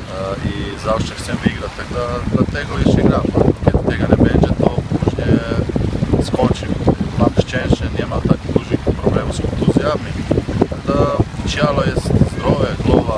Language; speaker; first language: Polish; non-native, learner; Slovenian